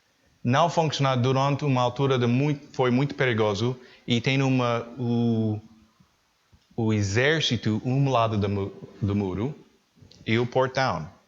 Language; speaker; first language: Portuguese; non-native, learner; English